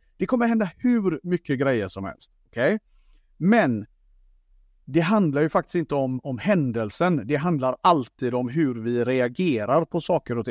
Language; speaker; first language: Swedish; native; Swedish